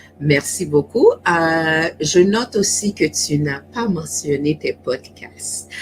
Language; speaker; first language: French; native; French